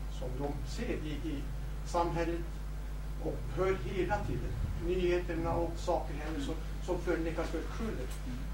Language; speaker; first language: Swedish; non-native, fluent; Kurdish